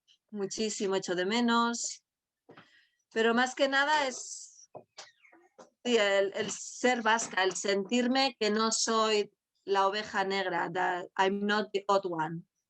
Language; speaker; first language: Spanish; non-native, local second language; Basque